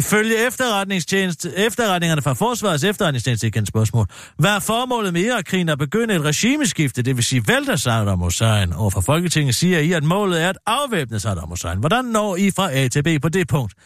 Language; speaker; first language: Danish; native; Danish